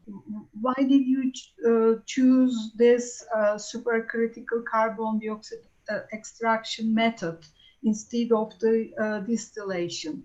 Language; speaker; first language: English; non-native, fluent; Turkish